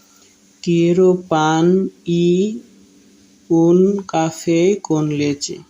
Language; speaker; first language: Spanish; non-native, learner; Bangla